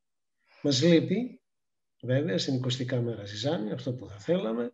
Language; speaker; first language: Greek; native; Greek